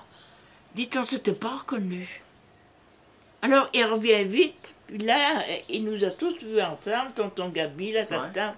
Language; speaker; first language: French; native; French